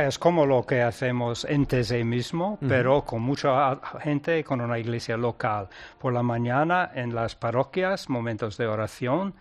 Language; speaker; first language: Spanish; non-native, fluent; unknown